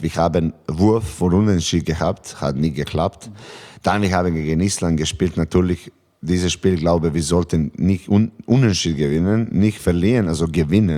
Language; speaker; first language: German; non-native, learner; Serbian